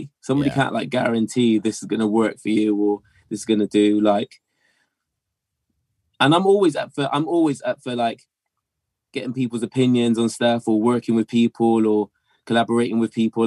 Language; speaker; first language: English; native; English